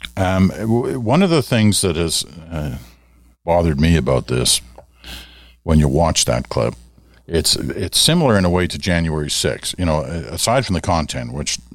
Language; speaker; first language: English; native; English